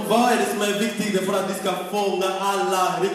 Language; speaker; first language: Swedish; non-native, fluent; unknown